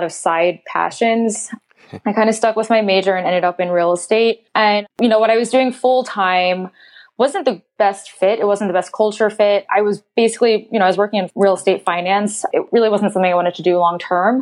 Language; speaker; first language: English; native; English